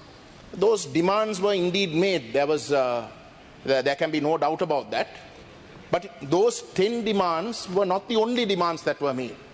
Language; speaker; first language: English; non-native, local second language; Tamil